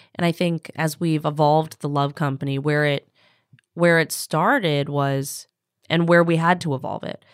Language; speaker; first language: English; native; English